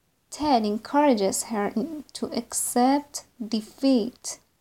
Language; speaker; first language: English; non-native, fluent; Persian